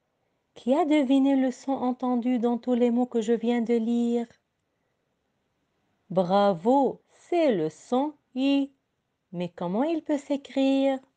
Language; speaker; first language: French; non-native, local second language; Arabic